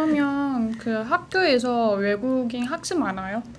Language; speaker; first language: Korean; non-native, fluent; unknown